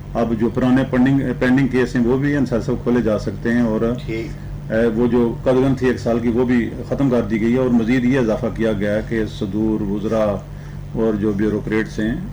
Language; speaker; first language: Urdu; non-native, local second language; Punjabi